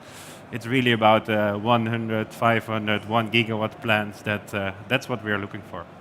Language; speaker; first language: English; non-native, fluent; Dutch